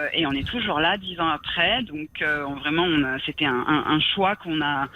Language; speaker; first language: French; native; French